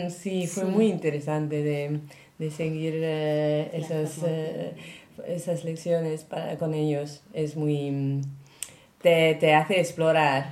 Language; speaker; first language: Spanish; non-native, learner; French